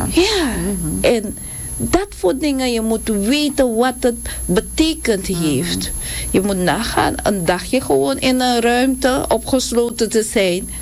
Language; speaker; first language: Dutch; non-native, local second language; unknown